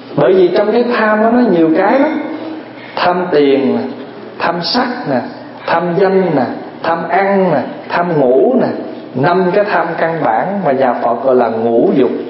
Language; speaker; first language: Vietnamese; native; Vietnamese